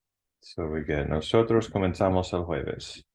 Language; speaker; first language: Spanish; non-native, fluent; English